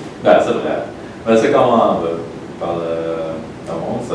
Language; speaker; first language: French; non-native, learner; Polish